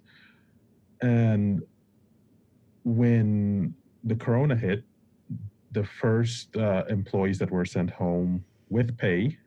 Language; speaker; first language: English; non-native, fluent; Papiamento